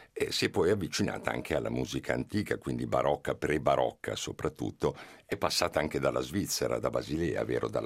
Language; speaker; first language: Italian; native; Italian